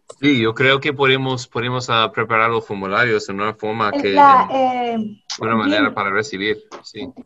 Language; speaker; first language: Spanish; non-native, learner; English